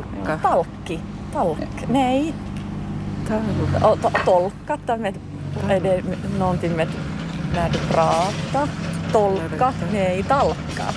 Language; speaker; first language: Swedish; non-native, local second language; Finnish